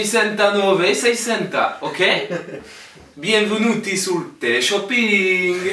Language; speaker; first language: Italian; non-native, learner; French